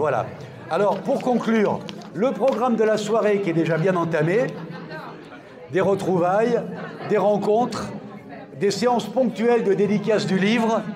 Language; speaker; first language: French; native; French